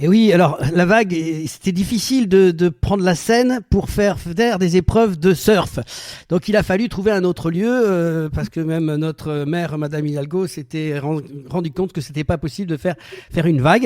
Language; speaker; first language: French; native; French